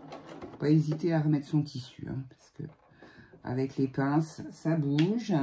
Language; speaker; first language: French; native; French